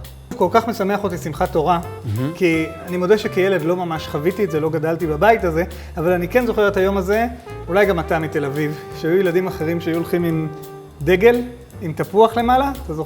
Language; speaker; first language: Hebrew; native; Hebrew